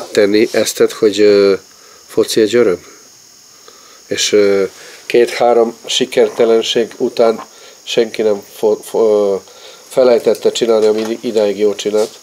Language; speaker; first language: Hungarian; non-native, fluent; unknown